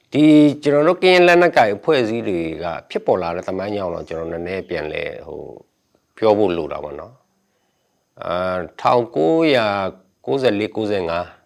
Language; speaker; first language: Burmese; non-native, local second language; S'gaw Karen